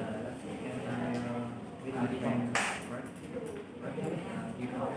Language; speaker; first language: English; non-native, learner; Vietnamese